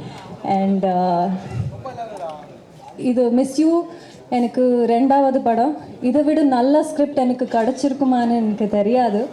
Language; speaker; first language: Tamil; non-native, learner; Kannada